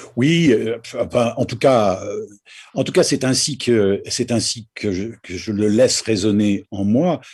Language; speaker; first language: French; native; French